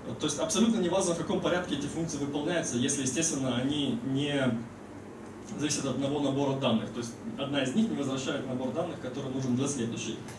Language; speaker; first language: Russian; native; Russian